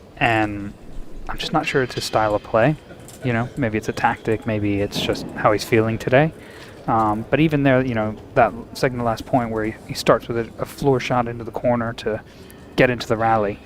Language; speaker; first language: English; native; English